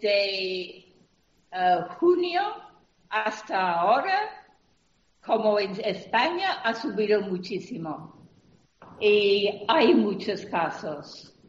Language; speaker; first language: Spanish; non-native, fluent; English